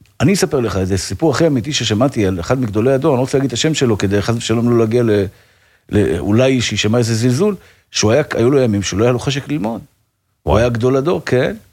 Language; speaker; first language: Hebrew; native; Hebrew